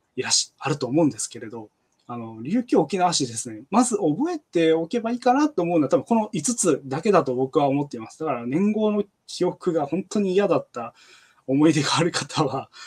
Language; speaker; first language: Japanese; native; Japanese